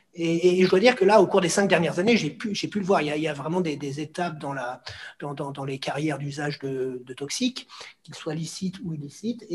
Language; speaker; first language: French; native; French